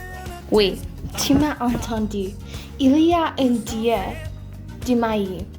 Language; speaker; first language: French; non-native, learner; English